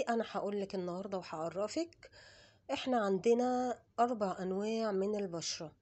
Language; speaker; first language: Arabic; native; Arabic